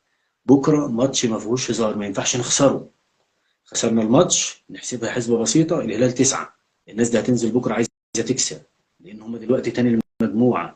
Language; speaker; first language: Arabic; native; Arabic